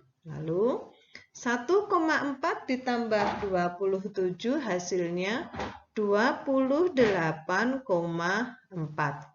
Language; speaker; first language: Indonesian; native; Indonesian